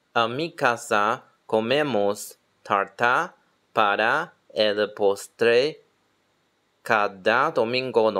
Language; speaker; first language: Spanish; non-native, learner; Chinese